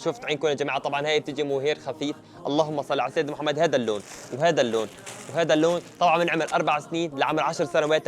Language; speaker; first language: Arabic; native; Arabic